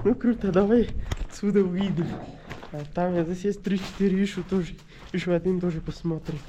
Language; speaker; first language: Russian; non-native, learner; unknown